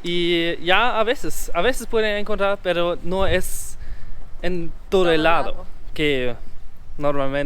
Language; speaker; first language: Spanish; non-native, learner; German